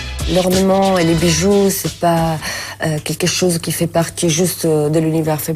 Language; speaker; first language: French; non-native, fluent; Italian